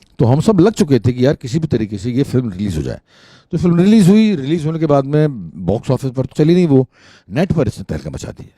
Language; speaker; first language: Hindi; native; Hindi